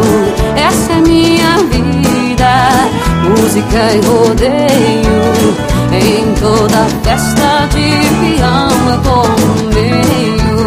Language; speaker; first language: Portuguese; native; Portuguese